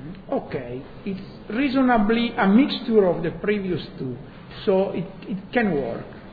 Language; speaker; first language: English; non-native, fluent; Italian